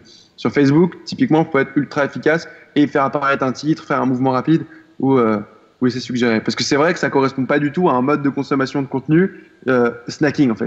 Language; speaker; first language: French; native; French